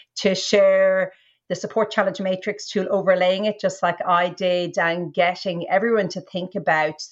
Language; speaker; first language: English; native; English